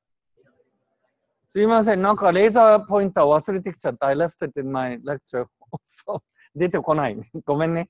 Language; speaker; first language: Japanese; native; Japanese